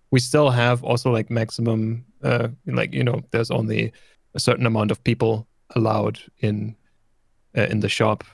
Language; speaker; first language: English; non-native, fluent; German